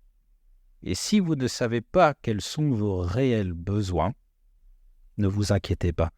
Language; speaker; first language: French; native; French